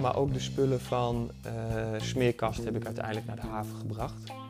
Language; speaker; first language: Dutch; native; Dutch